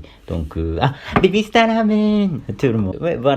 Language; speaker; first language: French; non-native, learner; Japanese